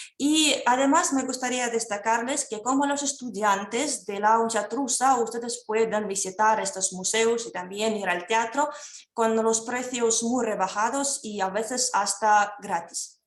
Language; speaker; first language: Spanish; non-native, fluent; Russian